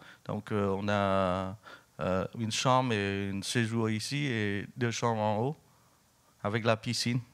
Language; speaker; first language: French; non-native, fluent; Vietnamese